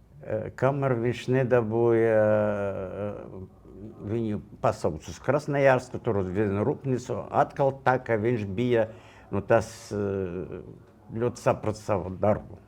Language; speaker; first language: Latvian; non-native, local second language; Russian